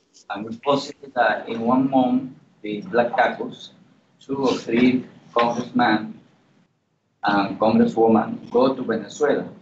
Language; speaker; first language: English; non-native, learner; Spanish